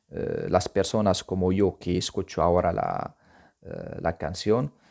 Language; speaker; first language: Spanish; non-native, fluent; Arabic